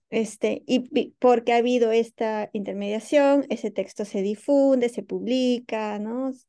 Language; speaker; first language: Spanish; native; Spanish